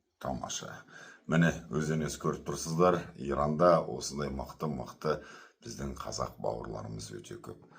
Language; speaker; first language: Kazakh; native; Kazakh